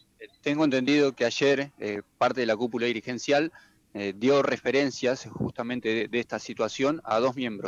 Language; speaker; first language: Spanish; native; Spanish